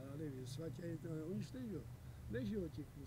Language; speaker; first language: Czech; native; Czech